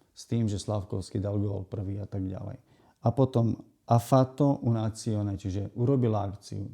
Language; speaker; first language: Slovak; native; Slovak